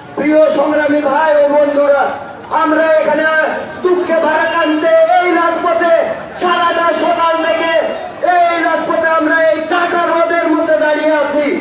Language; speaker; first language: Bangla; non-native, local second language; Santali